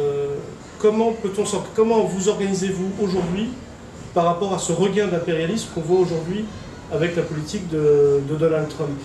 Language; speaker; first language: French; native; French